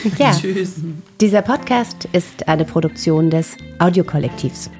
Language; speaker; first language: German; native; German